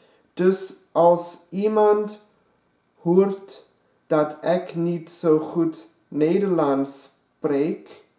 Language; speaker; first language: Dutch; non-native, learner; English